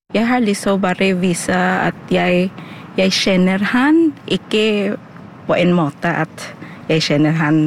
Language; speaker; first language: Norwegian; non-native, learner; Filipino